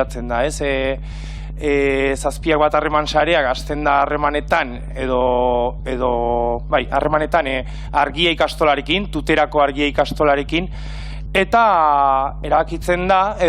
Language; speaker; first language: Basque; native; Basque